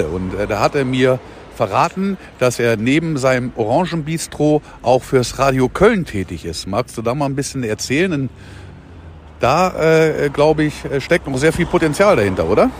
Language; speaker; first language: German; native; German